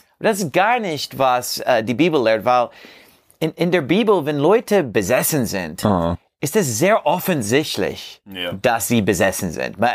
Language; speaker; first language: German; non-native, learner; English